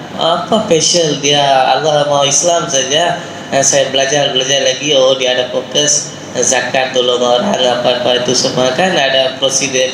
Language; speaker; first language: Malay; non-native, local second language; Tamil